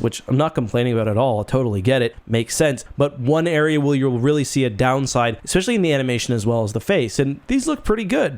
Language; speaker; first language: English; native; English